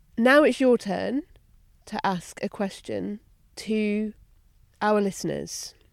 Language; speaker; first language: English; native; English